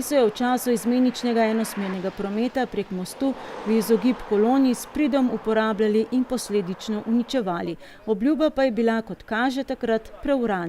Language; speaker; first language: Slovenian; native; Slovenian